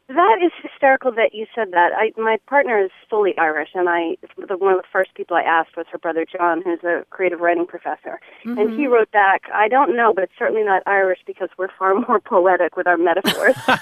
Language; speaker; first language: English; native; English